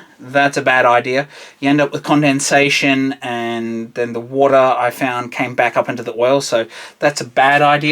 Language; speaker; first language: English; native; English